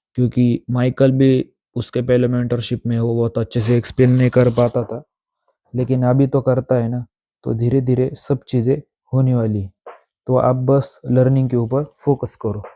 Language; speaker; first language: Hindi; non-native, local second language; Marathi